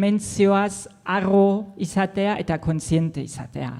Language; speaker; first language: Basque; non-native, fluent; German